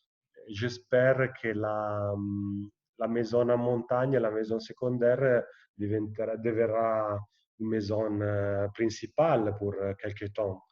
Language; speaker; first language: French; non-native, fluent; Italian